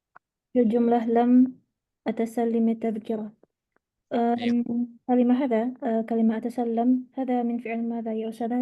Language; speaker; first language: Arabic; non-native, learner; Indonesian